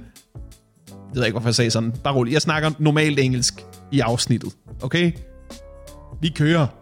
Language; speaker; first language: Danish; native; Danish